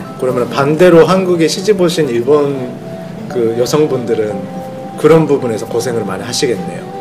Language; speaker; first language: Korean; non-native, fluent; Japanese